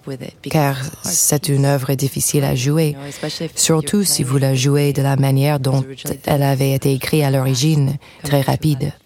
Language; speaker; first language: French; non-native, fluent; English